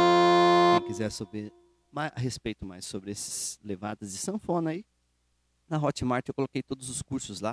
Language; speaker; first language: Portuguese; native; Portuguese